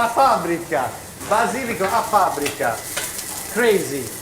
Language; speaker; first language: Italian; non-native, fluent; English